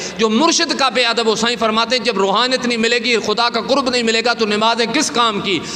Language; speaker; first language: Urdu; non-native, local second language; Sindhi